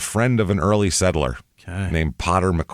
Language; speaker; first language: English; native; English